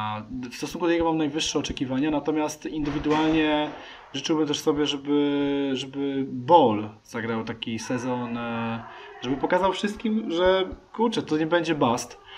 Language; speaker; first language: Polish; native; Polish